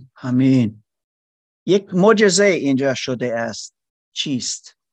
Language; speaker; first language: Persian; non-native, learner; German